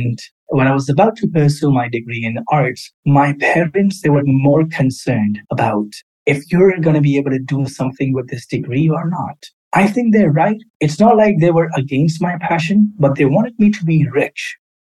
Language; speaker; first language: English; non-native, local second language; Urdu